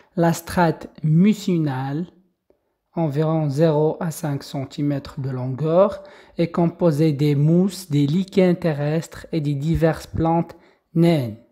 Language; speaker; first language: French; non-native, local second language; Arabic